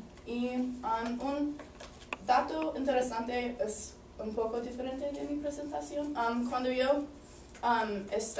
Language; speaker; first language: Spanish; non-native, learner; English